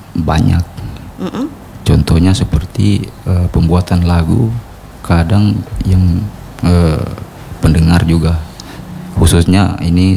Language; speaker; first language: Indonesian; non-native, local second language; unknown